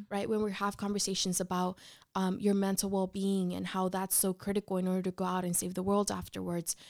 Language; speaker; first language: English; early bilingual, other home language; Spanish